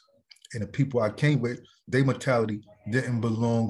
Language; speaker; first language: English; native; English